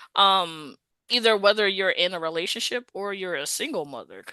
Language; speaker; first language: English; native; English